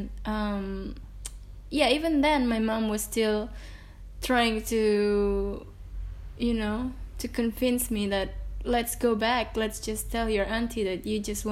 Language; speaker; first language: English; non-native, fluent; Indonesian